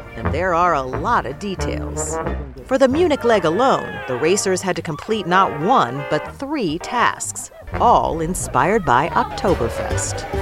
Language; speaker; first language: English; native; English